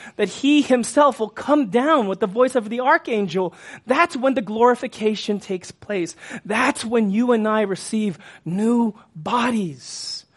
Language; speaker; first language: English; native; English